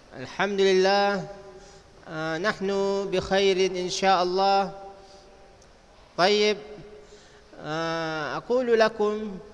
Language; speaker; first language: Arabic; non-native, fluent; Indonesian